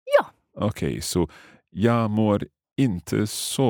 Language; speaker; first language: Swedish; non-native, learner; English